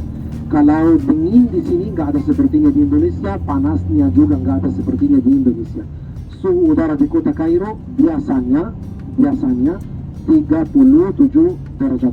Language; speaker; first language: Indonesian; non-native, fluent; Arabic